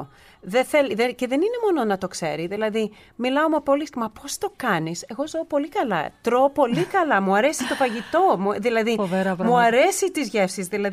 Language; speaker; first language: Greek; early bilingual, heritage; Greek